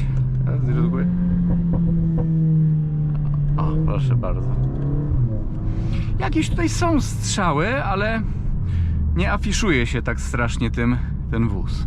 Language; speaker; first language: Polish; native; Polish